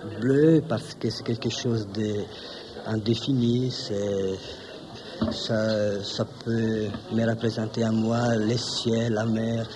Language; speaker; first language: French; non-native, fluent; Italian